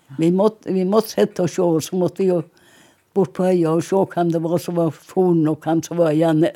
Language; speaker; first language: Norwegian; native; Norwegian